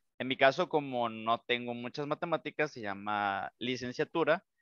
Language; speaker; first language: Spanish; native; Spanish